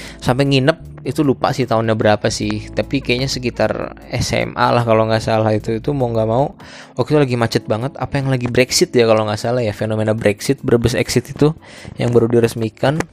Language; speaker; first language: Indonesian; native; Indonesian